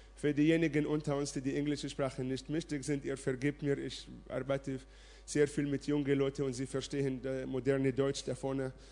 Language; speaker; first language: German; non-native, fluent; Arabic